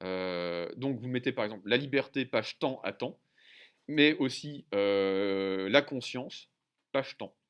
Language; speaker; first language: French; native; French